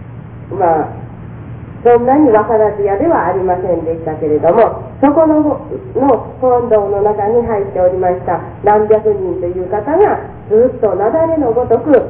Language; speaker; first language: Japanese; native; Japanese